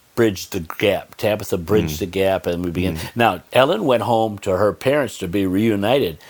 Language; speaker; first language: English; native; English